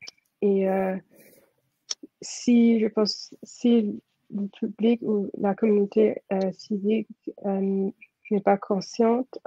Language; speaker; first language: French; non-native, fluent; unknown